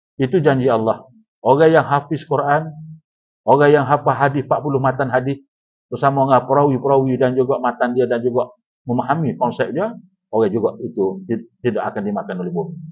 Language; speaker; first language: Malay; native; Malay